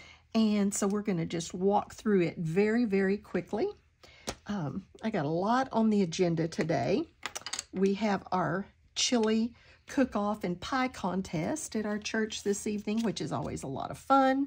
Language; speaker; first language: English; native; English